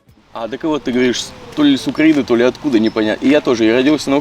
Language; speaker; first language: Russian; native; Russian